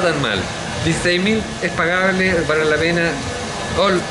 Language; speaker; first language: Spanish; native; Spanish